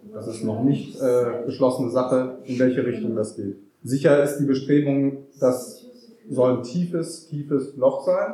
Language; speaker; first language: German; native; German